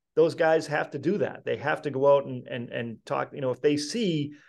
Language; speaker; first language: English; native; English